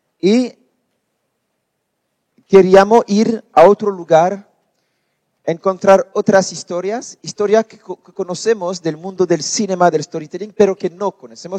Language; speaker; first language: Spanish; non-native, learner; French